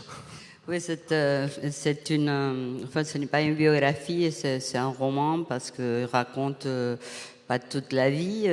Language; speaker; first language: French; non-native, fluent; Spanish